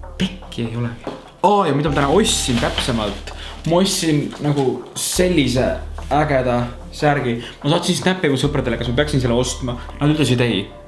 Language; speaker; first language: Estonian; early bilingual, heritage; Estonian